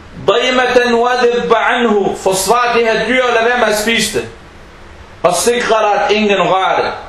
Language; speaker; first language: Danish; early bilingual, other home language; Arabic